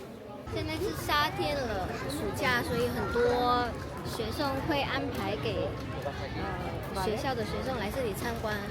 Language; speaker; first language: Chinese; non-native, fluent; Vietnamese